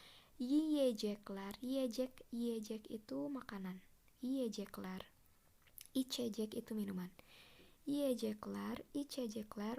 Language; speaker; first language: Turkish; non-native, fluent; Indonesian